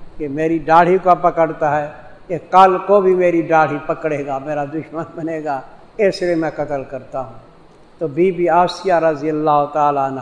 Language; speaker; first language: Urdu; non-native, local second language; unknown